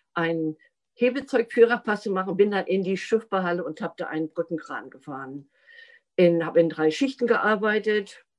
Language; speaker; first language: German; native; German